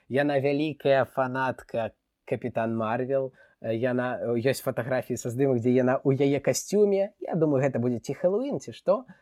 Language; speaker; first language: Belarusian; non-native, local second language; Russian